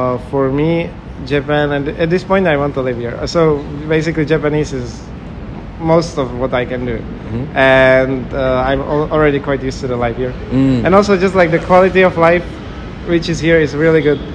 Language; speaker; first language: English; non-native, fluent; Czech